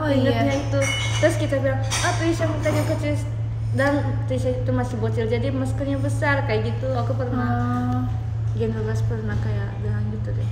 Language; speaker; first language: Indonesian; early bilingual, heritage; Japanese